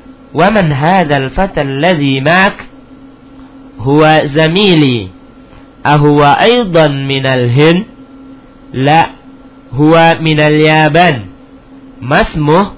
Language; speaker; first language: Arabic; non-native, fluent; Indonesian